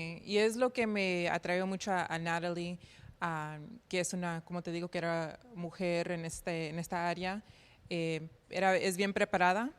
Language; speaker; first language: Spanish; early bilingual, heritage; Spanish